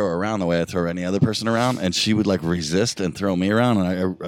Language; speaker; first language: English; native; English